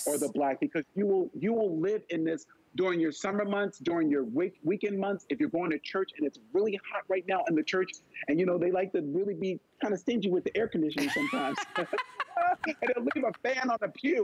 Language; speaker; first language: English; native; English